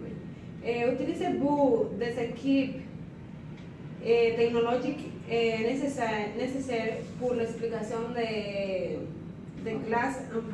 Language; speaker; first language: French; non-native, learner; Spanish